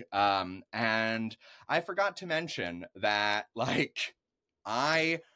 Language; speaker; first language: English; native; English